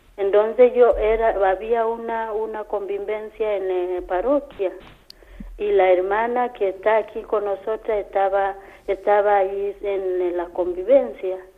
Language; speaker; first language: Spanish; non-native, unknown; Kamba